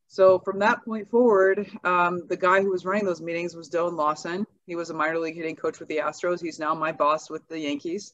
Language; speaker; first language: English; native; English